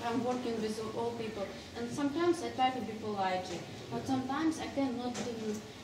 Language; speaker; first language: English; non-native, learner; Russian